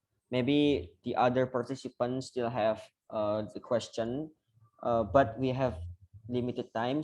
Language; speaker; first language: English; non-native, learner; Indonesian